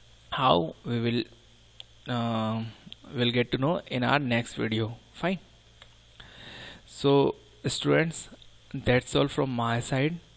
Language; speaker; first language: English; non-native, local second language; Hindi